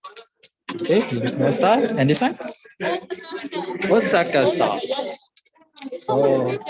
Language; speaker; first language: English; non-native, local second language; Malay